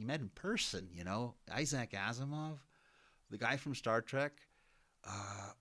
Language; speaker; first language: English; non-native, fluent; Spanish